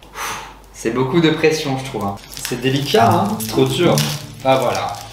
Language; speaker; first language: French; native; French